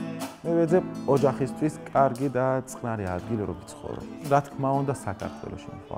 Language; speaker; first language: Georgian; non-native, learner; Arabic